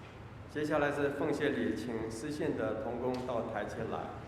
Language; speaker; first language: Chinese; native; Chinese